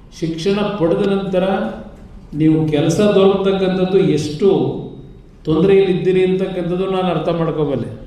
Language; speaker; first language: Kannada; native; Kannada